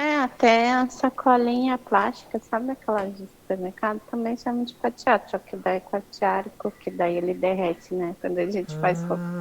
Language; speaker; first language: Portuguese; native; Portuguese